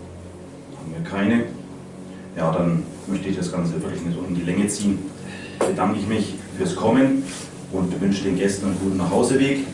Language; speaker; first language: German; native; German